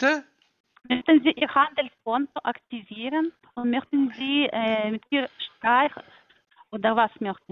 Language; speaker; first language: German; non-native, learner; Polish